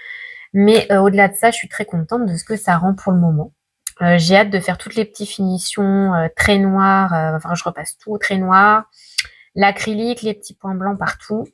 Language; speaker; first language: French; native; French